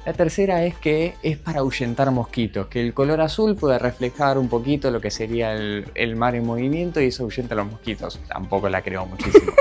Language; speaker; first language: Spanish; native; Spanish